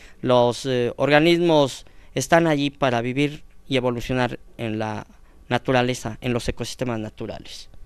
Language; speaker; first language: Spanish; native; Spanish